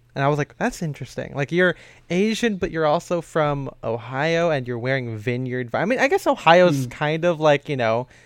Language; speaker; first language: English; early bilingual, other home language; Filipino